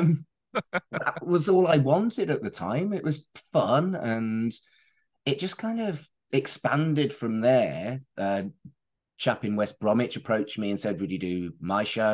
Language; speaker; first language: English; native; English